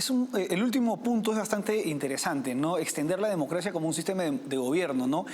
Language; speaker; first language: Spanish; native; Spanish